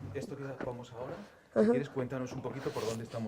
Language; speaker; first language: Spanish; native; Spanish